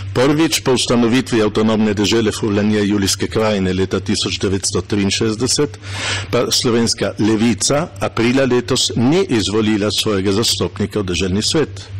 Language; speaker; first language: Slovenian; native; Slovenian